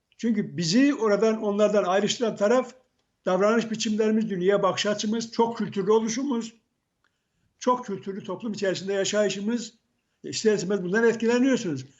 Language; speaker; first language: Turkish; native; Turkish